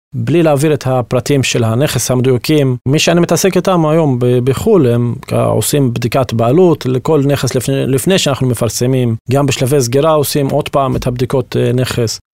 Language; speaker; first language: Hebrew; non-native, local second language; Arabic